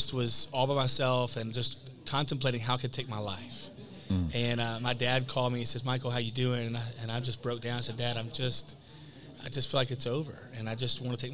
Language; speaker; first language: English; native; English